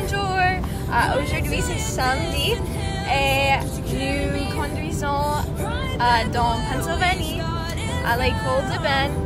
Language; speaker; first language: French; non-native, learner; English